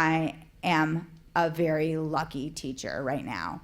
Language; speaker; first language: English; native; English